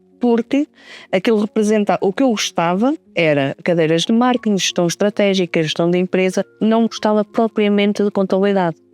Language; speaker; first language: Portuguese; native; Portuguese